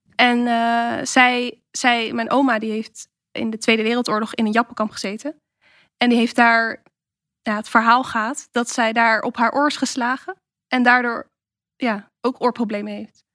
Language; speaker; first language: Dutch; native; Dutch